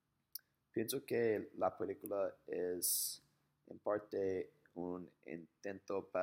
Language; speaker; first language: Spanish; non-native, learner; English